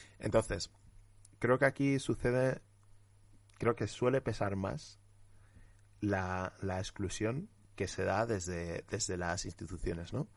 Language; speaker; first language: Spanish; early bilingual, other home language; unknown